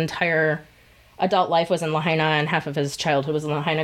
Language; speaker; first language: English; native; English